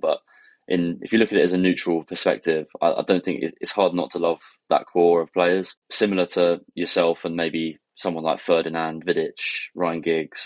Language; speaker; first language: English; native; English